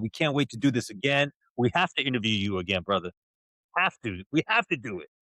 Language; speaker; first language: English; native; English